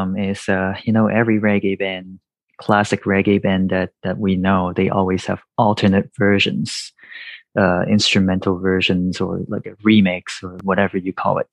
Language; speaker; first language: English; non-native, local second language; Cantonese